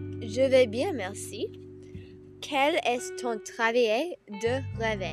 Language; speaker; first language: French; non-native, learner; English